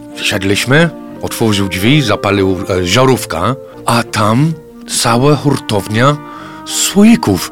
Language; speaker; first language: Polish; non-native, fluent; English